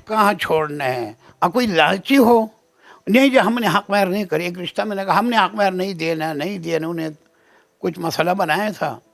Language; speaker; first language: Urdu; non-native, local second language; Pashto